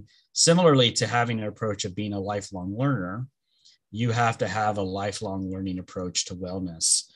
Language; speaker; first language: English; early bilingual, other home language; Spanish